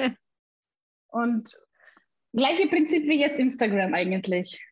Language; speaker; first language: German; non-native, fluent; Russian